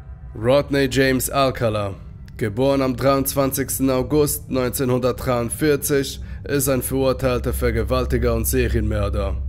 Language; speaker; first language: German; native; German